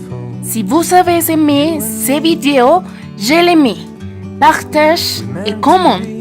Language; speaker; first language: French; non-native, learner; Spanish